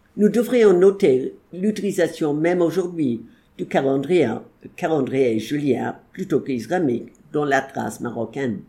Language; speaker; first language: French; non-native, fluent; English